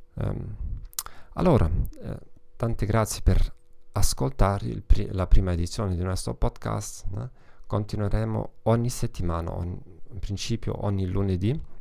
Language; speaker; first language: Italian; non-native, fluent; German